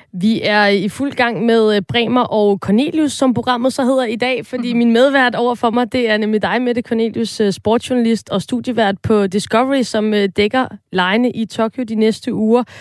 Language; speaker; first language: Danish; native; Danish